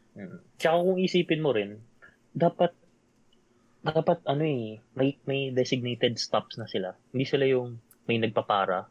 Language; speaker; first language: Filipino; native; Filipino